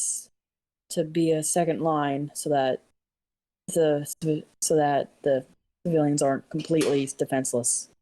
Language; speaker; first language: English; native; English